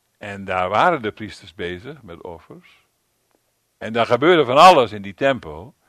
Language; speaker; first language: Dutch; native; Dutch